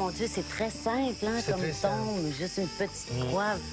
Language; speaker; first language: French; native; French